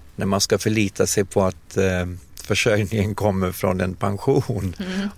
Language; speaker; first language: Swedish; native; Swedish